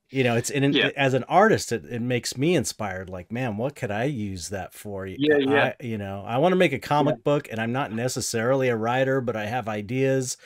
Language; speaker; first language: English; native; English